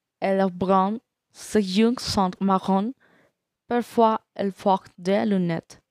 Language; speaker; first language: French; non-native, learner; Spanish